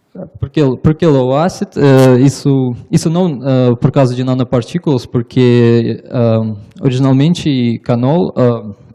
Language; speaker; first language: Portuguese; non-native, learner; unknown